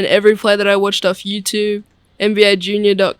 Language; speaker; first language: English; native; English